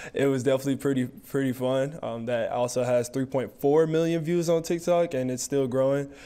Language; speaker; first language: English; native; English